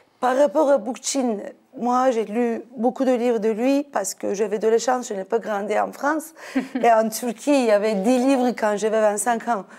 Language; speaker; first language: French; non-native, fluent; Turkish